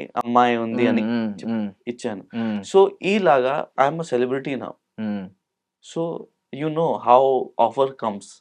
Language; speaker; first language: Telugu; non-native, local second language; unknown